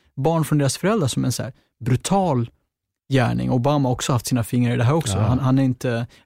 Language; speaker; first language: Swedish; native; Swedish